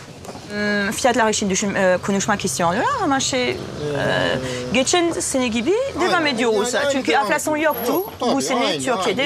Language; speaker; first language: Turkish; non-native, fluent; French